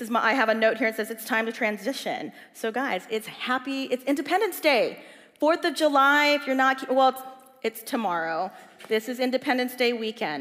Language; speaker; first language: English; native; English